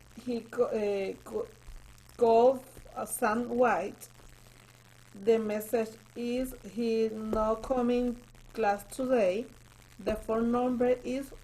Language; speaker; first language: English; non-native, learner; Spanish